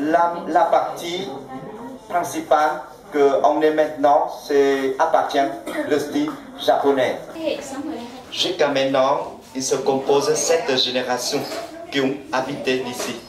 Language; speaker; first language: French; non-native, fluent; Vietnamese